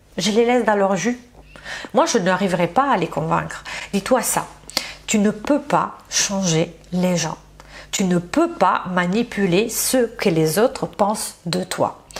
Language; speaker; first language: French; non-native, fluent; Italian